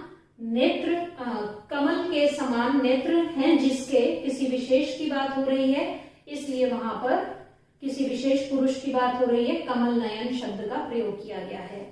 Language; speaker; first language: Hindi; native; Hindi